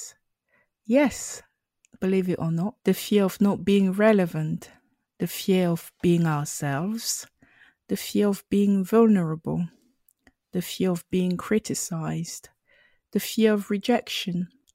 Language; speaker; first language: English; non-native, local second language; French